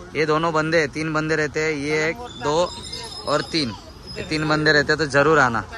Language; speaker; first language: Hindi; non-native, local second language; Marathi